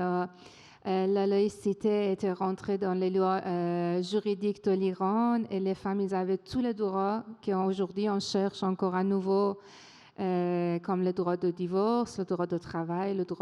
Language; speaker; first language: French; non-native, fluent; Persian